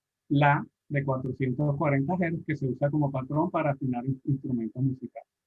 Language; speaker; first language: Spanish; native; Spanish